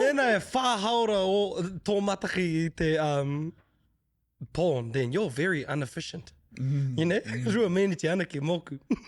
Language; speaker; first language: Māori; non-native, local second language; English